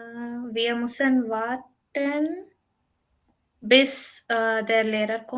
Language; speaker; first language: German; non-native, learner; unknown